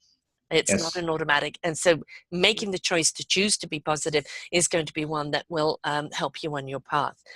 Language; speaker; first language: English; native; English